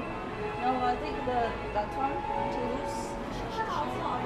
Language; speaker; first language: English; non-native, fluent; Chinese